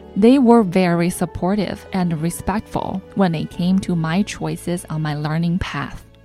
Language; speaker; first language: English; non-native, fluent; Chinese